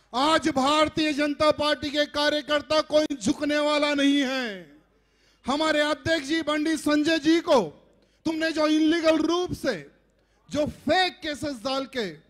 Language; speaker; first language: Hindi; native; Hindi